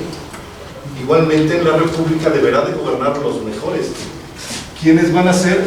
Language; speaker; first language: Spanish; native; Spanish